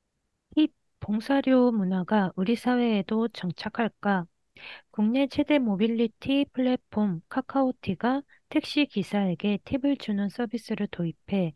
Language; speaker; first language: Korean; early bilingual, heritage; Korean